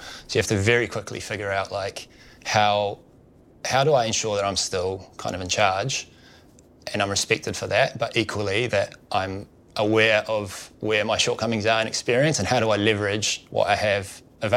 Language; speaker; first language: English; native; English